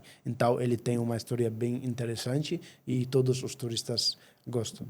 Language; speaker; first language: Portuguese; non-native, fluent; Arabic